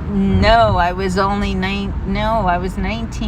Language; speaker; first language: English; native; English